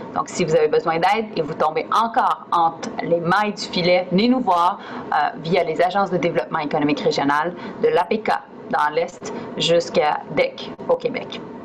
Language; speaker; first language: French; native; French